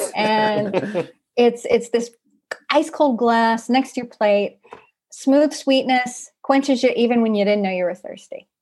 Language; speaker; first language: English; native; English